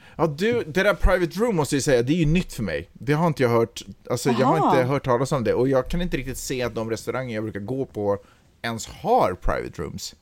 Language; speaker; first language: Swedish; native; Swedish